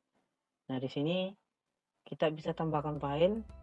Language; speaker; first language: Indonesian; native; Indonesian